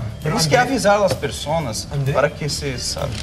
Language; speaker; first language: Spanish; non-native, local second language; Portuguese